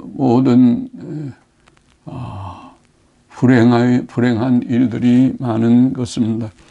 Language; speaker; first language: Korean; native; Korean